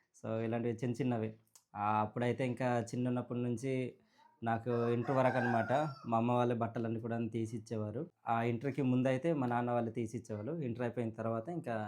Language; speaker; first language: Telugu; non-native, local second language; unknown